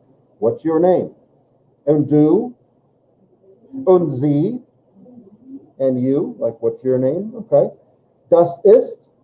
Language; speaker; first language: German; non-native, fluent; English